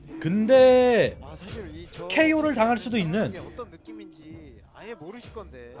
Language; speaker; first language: Korean; native; Korean